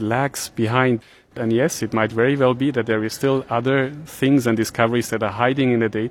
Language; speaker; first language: Swedish; non-native, fluent; German